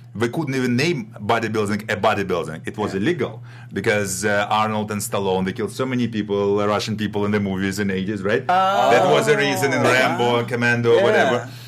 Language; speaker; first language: English; non-native, fluent; Russian